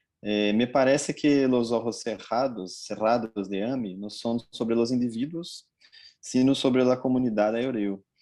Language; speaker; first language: Spanish; non-native, fluent; Portuguese